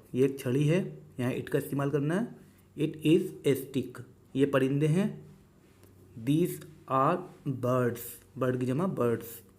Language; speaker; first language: Urdu; native; Urdu